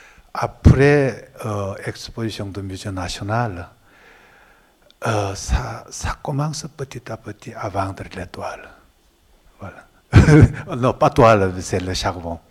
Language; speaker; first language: French; non-native, learner; Korean